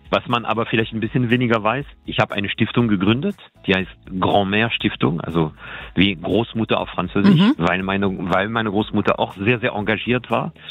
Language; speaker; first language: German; non-native, fluent; French